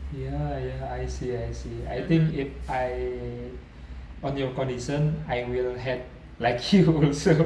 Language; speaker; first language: English; non-native, learner; Indonesian